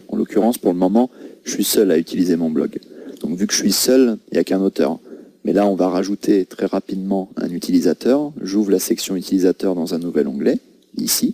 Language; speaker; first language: French; native; French